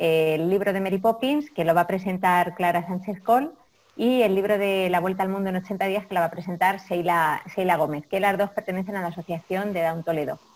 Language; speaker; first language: Spanish; native; Spanish